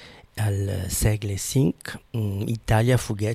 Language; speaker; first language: French; non-native, fluent; Italian